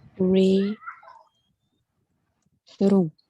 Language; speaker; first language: French; non-native, learner; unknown